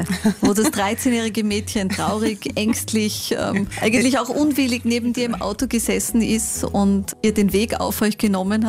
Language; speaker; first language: German; native; German